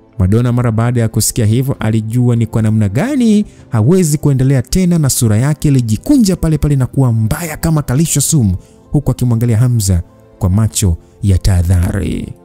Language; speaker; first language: Swahili; native; Swahili